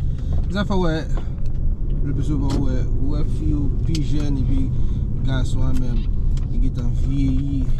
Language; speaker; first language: French; non-native, learner; Haitian Creole